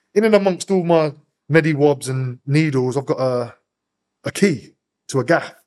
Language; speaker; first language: English; native; English